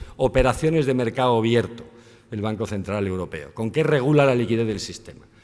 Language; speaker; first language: Spanish; native; Spanish